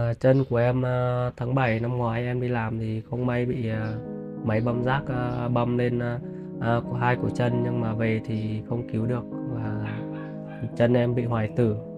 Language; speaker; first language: Vietnamese; non-native, local second language; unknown